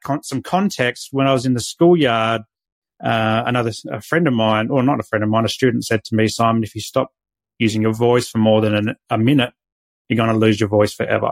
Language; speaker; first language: English; native; English